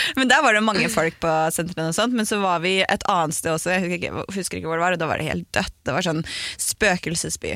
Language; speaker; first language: Norwegian; native; Norwegian